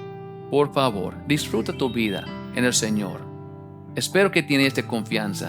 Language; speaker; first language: Spanish; non-native, fluent; English